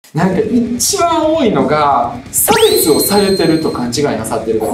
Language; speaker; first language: Japanese; early bilingual, other home language; Russian